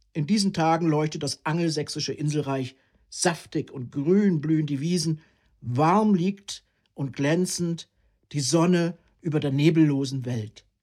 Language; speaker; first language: German; non-native, fluent; Italian